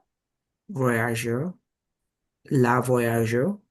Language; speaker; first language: French; non-native, learner; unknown